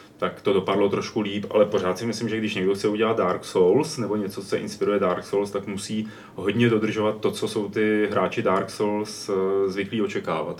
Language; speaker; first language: Czech; native; Czech